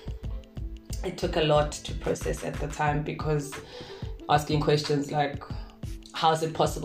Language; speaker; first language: English; non-native, local second language; Zulu